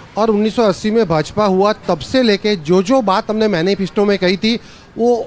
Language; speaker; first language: Hindi; non-native, local second language; Gujarati